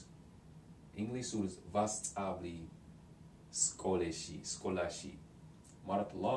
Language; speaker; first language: Georgian; non-native, learner; English